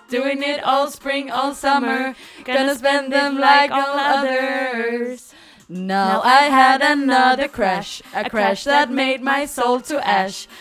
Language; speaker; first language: English; non-native, fluent; Danish